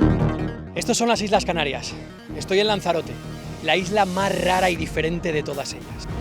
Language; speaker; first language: Spanish; native; Spanish